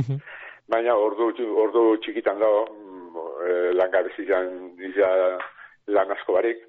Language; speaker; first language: Basque; native; Basque